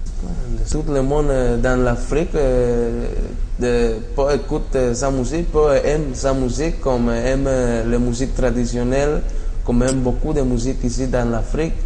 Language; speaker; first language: French; non-native, learner; Spanish